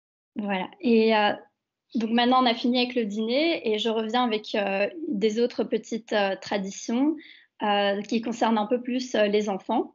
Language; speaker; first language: French; native; French